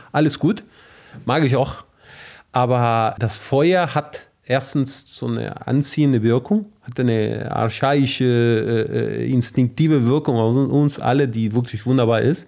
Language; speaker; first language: German; non-native, fluent; Spanish